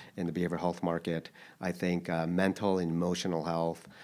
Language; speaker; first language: English; early bilingual, other home language; Korean